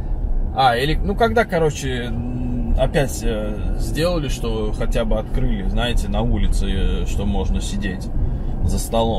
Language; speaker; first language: Russian; native; Russian